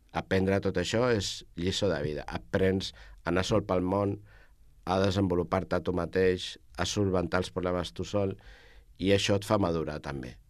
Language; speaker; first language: Catalan; native; Catalan